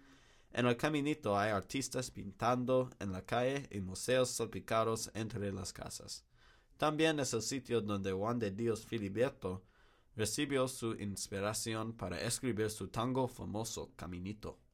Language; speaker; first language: Spanish; non-native, learner; English